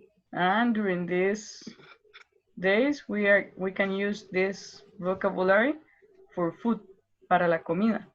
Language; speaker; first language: English; non-native, learner; Spanish